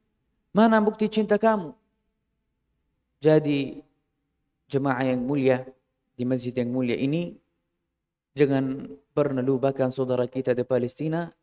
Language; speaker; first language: Indonesian; non-native, fluent; Arabic